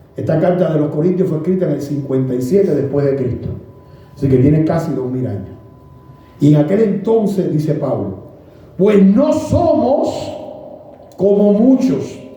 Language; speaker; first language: Spanish; native; Spanish